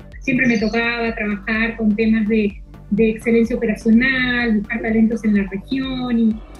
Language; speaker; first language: Spanish; native; Spanish